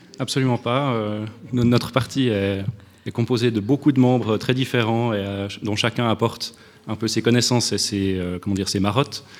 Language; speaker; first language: French; native; French